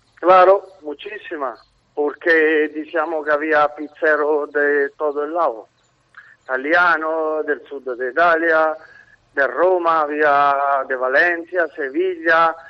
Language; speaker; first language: Spanish; non-native, fluent; Italian